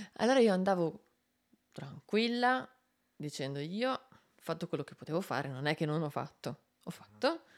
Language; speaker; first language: Italian; native; Italian